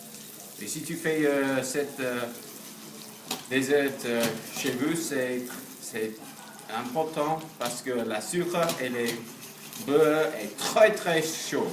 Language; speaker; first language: French; non-native, learner; English